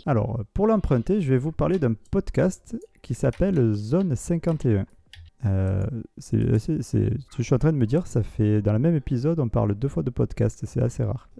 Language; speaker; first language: French; native; French